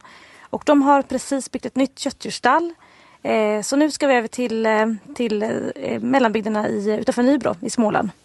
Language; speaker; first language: Swedish; native; Swedish